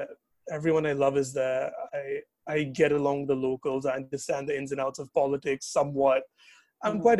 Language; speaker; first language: English; native; English